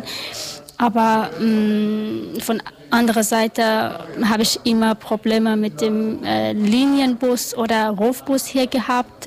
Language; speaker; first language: German; non-native, learner; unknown